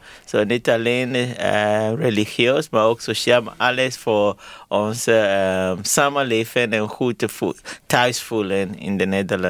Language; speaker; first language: Dutch; non-native, learner; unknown